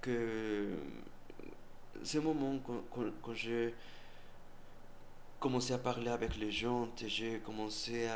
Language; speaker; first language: French; non-native, learner; Spanish